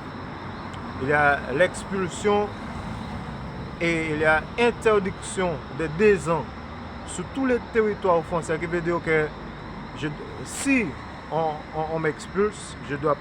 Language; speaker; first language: French; non-native, local second language; Haitian Creole